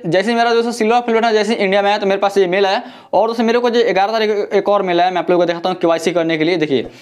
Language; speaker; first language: Hindi; native; Hindi